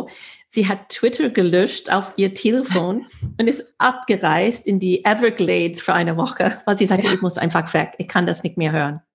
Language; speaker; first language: German; non-native, fluent; English